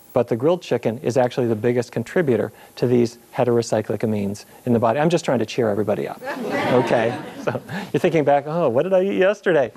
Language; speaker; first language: English; native; English